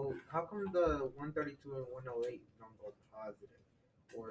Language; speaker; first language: English; native; English